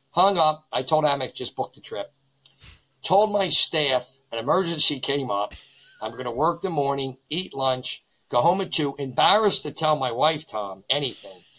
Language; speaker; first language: English; native; English